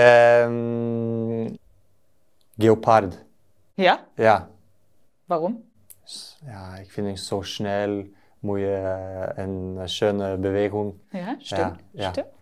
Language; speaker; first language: German; non-native, learner; Norwegian